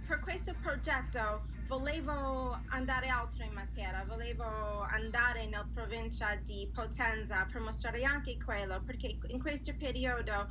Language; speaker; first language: Italian; non-native, learner; English